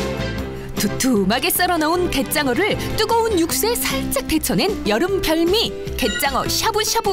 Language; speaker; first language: Korean; native; Korean